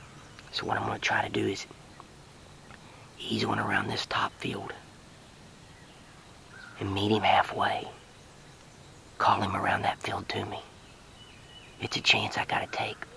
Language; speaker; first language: English; native; English